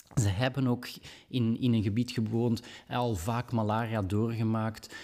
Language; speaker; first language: Dutch; native; Dutch